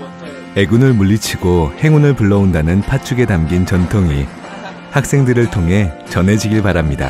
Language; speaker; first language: Korean; native; Korean